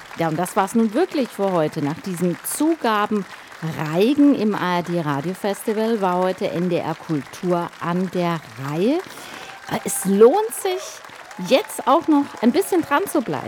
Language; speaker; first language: German; native; German